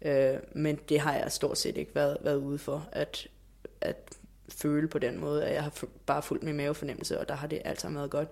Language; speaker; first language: Danish; native; Danish